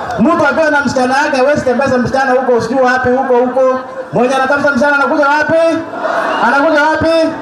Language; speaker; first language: Swahili; non-native, local second language; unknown